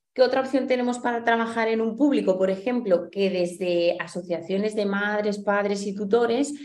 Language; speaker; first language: Spanish; native; Spanish